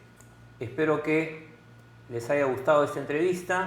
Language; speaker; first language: Spanish; native; Spanish